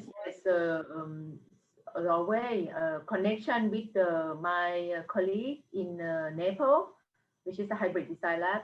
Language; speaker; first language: English; non-native, fluent; Thai